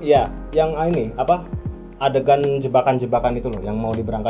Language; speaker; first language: Indonesian; native; Indonesian